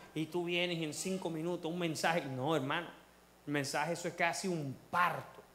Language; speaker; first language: Spanish; early bilingual, heritage; Spanish